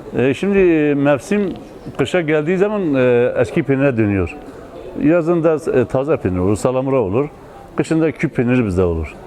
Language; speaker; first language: Turkish; native; Turkish